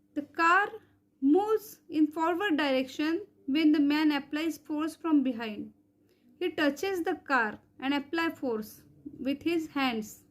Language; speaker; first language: English; non-native, local second language; Marathi